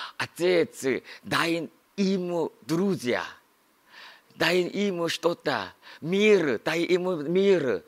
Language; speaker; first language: Russian; non-native, learner; Korean